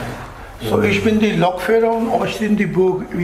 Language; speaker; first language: German; non-native, learner; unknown